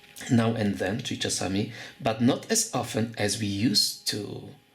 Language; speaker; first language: English; non-native, fluent; Polish